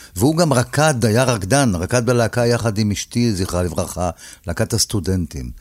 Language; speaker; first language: Hebrew; native; Hebrew